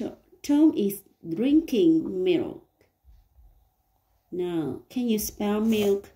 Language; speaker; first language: English; non-native, learner; Vietnamese